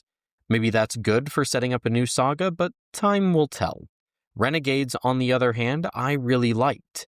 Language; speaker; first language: English; native; English